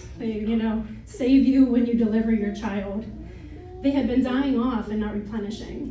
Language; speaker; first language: English; native; English